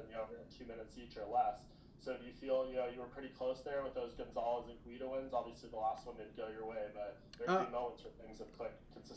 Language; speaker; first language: English; native; English